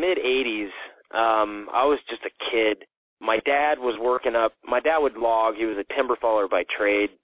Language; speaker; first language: English; native; English